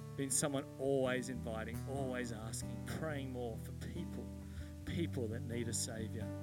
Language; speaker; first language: English; native; English